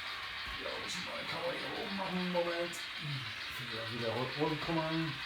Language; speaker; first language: German; non-native, fluent; English